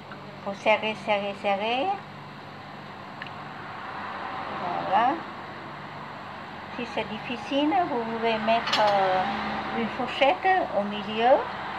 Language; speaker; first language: French; non-native, fluent; Vietnamese